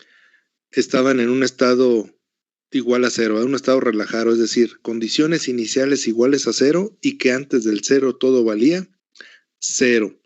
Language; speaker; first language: Spanish; native; Spanish